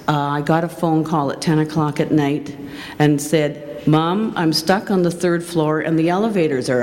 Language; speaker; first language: English; native; English